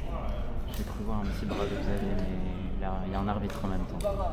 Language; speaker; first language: French; native; French